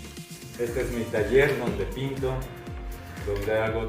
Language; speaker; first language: Spanish; native; Spanish